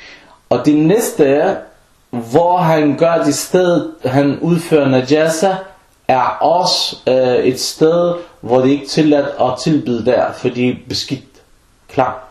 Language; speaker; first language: Danish; non-native, fluent; Arabic